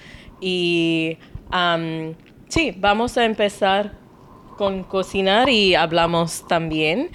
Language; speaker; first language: Spanish; non-native, learner; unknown